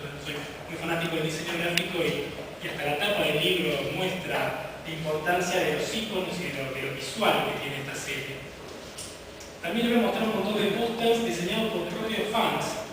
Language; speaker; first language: Spanish; native; Spanish